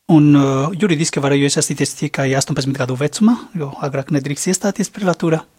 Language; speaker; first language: Latvian; non-native, fluent; Spanish